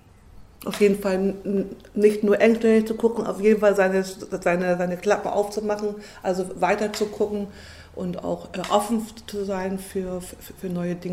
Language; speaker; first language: German; native; German